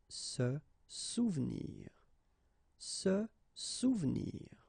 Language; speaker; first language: French; native; French